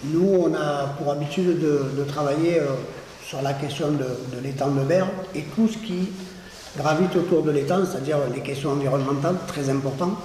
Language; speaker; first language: French; native; French